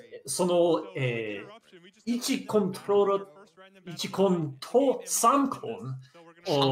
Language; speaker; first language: Japanese; non-native, learner; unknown